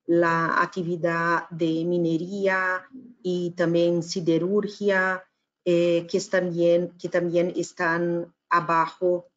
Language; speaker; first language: Spanish; non-native, fluent; Portuguese